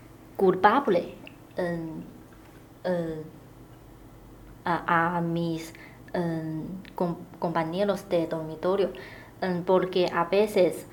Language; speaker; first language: Spanish; non-native, learner; Chinese